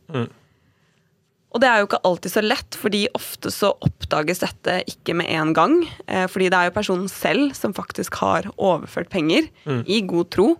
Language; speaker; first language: Norwegian; native; Norwegian